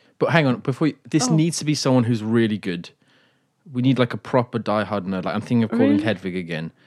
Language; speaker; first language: English; native; English